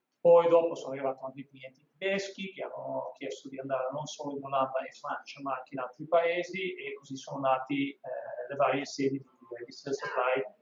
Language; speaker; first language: Italian; non-native, fluent; Dutch